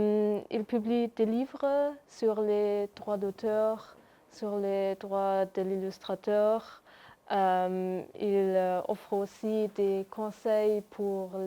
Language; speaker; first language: French; non-native, local second language; Luxembourgish